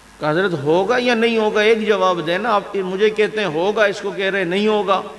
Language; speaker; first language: Urdu; non-native, local second language; Punjabi